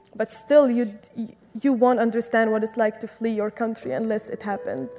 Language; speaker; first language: English; non-native, fluent; Arabic